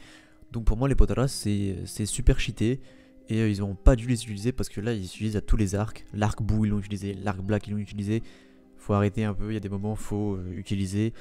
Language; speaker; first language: French; native; French